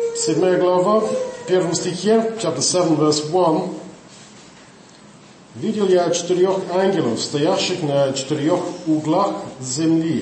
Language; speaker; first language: Russian; non-native, learner; English